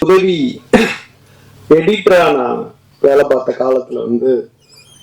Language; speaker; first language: Tamil; native; Tamil